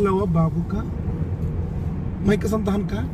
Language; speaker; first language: Filipino; non-native, learner; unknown